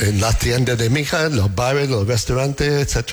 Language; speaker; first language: Spanish; non-native, learner; English